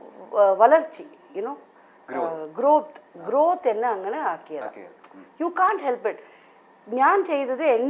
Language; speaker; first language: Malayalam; non-native, local second language; Tamil